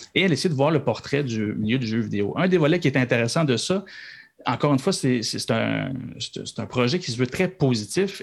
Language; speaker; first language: French; native; French